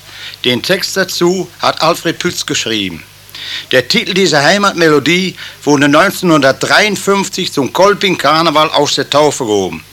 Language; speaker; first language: German; native; German